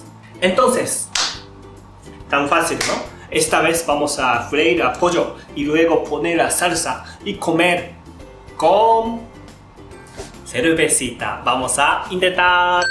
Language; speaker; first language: Spanish; non-native, learner; Japanese